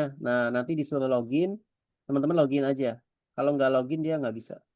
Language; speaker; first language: Indonesian; native; Indonesian